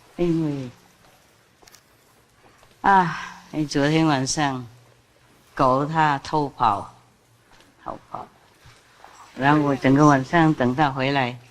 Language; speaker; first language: Chinese; non-native, fluent; Vietnamese